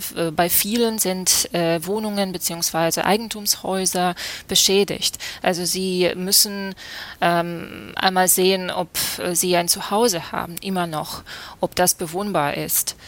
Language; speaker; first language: German; non-native, fluent; Russian